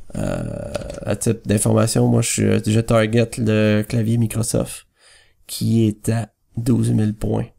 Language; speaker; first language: French; native; French